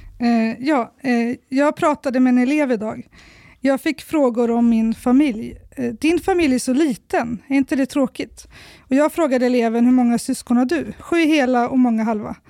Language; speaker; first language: Swedish; early bilingual, other home language; Persian